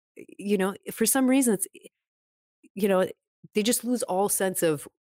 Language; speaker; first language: English; native; English